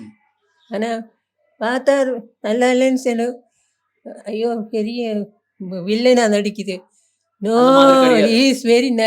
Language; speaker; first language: Tamil; non-native, learner; Malayalam